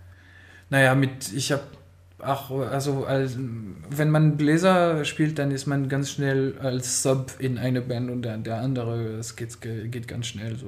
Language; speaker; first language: German; non-native, fluent; French